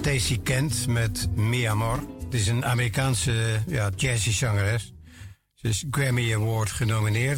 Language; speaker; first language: Dutch; native; Dutch